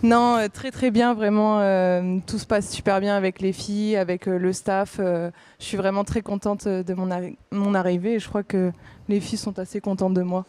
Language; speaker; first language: French; non-native, fluent; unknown